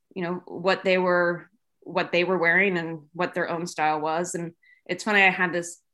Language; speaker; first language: English; native; English